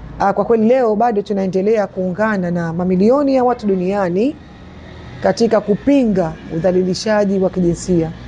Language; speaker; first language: Swahili; native; Swahili